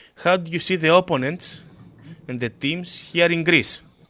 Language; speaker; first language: English; non-native, learner; Greek